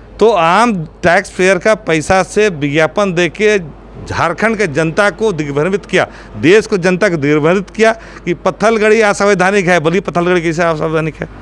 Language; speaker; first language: Hindi; non-native, local second language; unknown